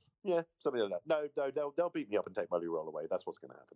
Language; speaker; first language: English; native; English